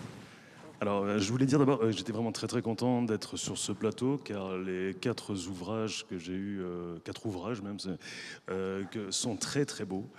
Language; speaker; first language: French; native; French